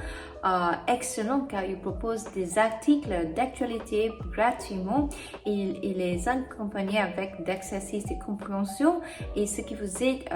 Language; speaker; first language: French; non-native, fluent; English